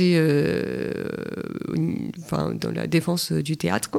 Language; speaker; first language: French; native; French